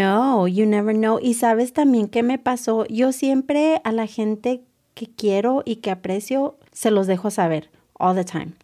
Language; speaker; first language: Spanish; early bilingual, other home language; English